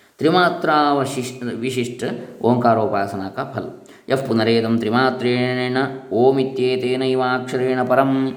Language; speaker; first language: Hindi; non-native, local second language; Kannada